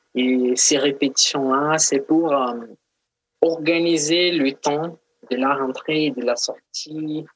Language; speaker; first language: French; non-native, fluent; Portuguese